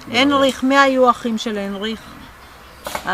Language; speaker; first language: Hebrew; native; Hebrew